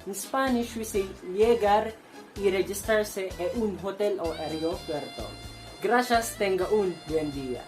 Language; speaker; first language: Spanish; non-native, learner; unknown